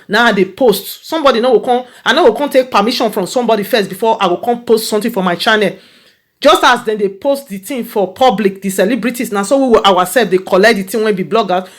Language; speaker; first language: Nigerian Pidgin; native; Nigerian Pidgin